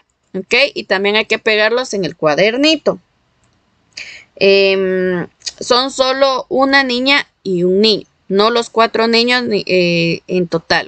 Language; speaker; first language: Spanish; native; Spanish